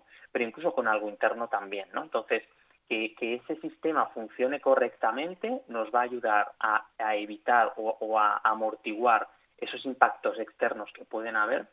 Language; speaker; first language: Spanish; native; Spanish